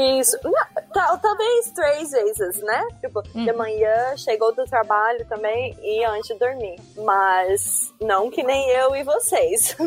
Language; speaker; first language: Portuguese; non-native, fluent; English